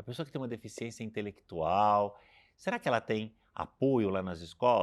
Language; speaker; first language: Portuguese; native; Portuguese